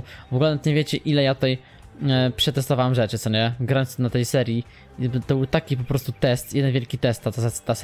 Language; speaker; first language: Polish; native; Polish